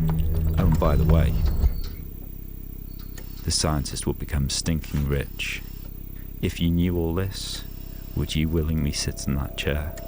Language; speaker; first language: English; native; English